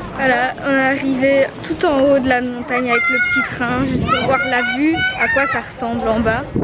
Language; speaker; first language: French; native; French